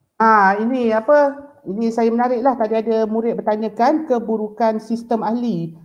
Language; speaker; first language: Malay; native; Malay